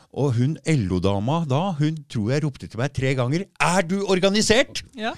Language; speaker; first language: Norwegian; native; Norwegian